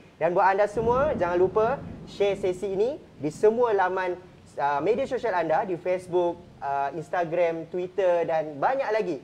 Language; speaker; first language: Malay; native; Malay